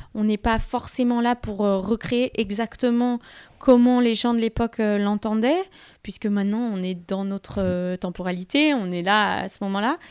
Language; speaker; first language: French; native; French